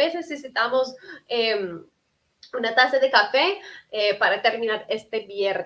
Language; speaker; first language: Spanish; early bilingual, heritage; Spanish